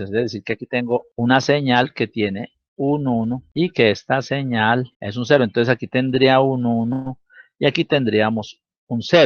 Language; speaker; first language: Spanish; native; Spanish